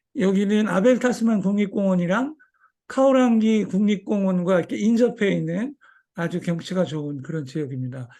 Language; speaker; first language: Korean; native; Korean